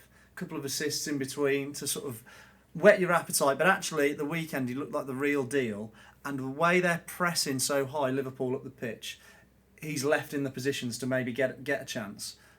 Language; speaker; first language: English; native; English